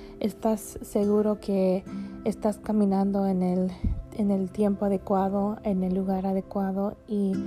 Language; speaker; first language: Spanish; early bilingual, heritage; Spanish